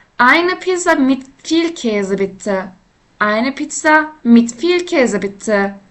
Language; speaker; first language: German; non-native, fluent; Turkish